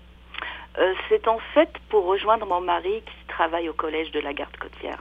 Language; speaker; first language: French; non-native, local second language; Arabic